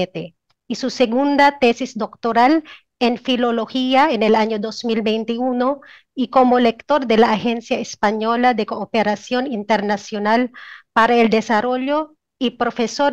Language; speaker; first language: Spanish; non-native, fluent; Filipino